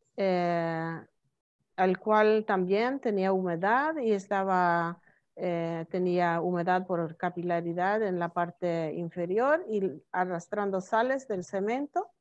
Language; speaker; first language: Spanish; non-native, fluent; Norwegian